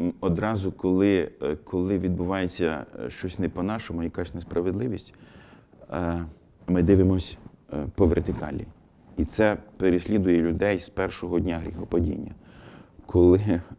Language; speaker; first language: Ukrainian; native; Ukrainian